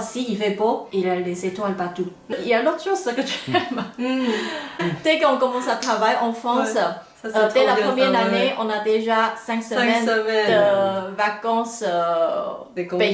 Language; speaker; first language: French; non-native, fluent; Chinese